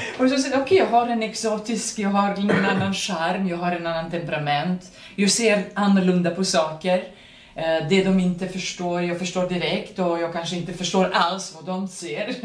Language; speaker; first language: Swedish; non-native, fluent; Serbian